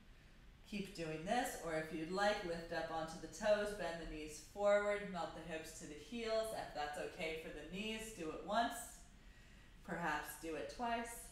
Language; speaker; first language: English; native; English